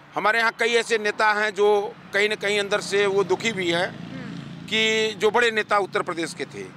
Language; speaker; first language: Hindi; native; Hindi